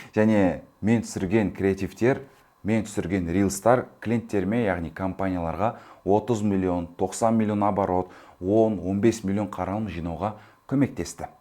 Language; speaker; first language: Kazakh; early bilingual, heritage; Kazakh